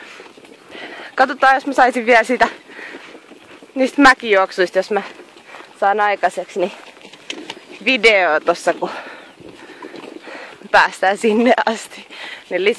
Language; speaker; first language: Finnish; native; Finnish